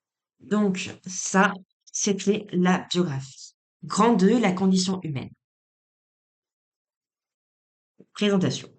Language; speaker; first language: French; native; French